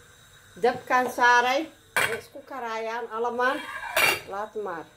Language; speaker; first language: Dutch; non-native, learner; Somali